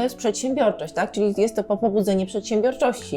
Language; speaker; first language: Polish; native; Polish